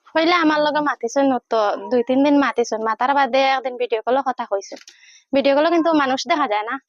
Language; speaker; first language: Bangla; native; Bangla